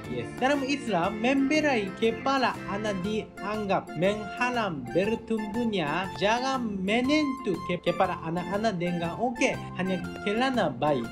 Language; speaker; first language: Malay; non-native, learner; Japanese